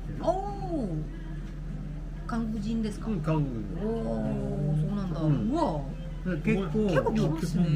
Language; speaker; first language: Japanese; non-native, learner; Korean